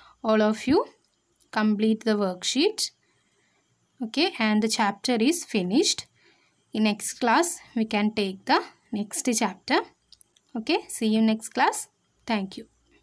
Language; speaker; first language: English; non-native, local second language; Malayalam